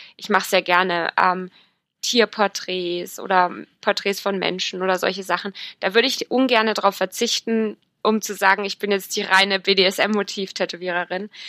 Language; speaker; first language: German; native; German